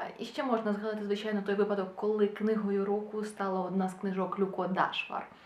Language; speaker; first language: Ukrainian; non-native, local second language; Russian